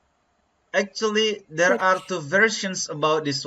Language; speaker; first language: English; non-native, learner; Indonesian